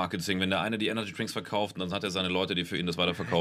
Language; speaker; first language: German; native; German